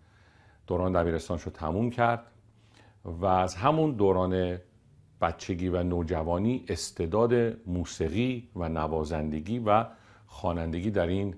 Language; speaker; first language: Persian; native; Persian